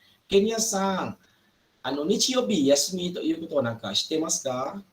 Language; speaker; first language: Japanese; non-native, fluent; Malay